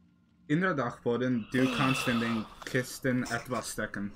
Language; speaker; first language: German; non-native, learner; English